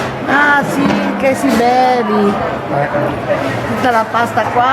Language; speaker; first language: Italian; non-native, learner; Spanish